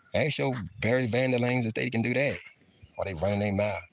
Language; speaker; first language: English; native; English